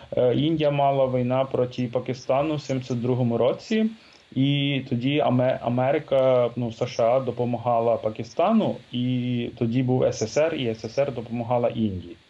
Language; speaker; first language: Ukrainian; non-native, learner; Tamil